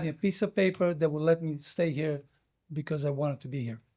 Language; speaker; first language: English; non-native, fluent; Portuguese